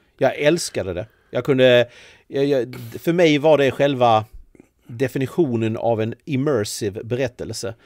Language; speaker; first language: Swedish; native; Swedish